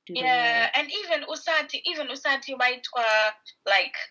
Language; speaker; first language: English; non-native, local second language; Shona